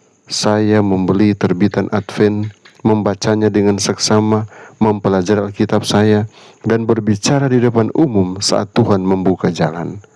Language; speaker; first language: Indonesian; native; Indonesian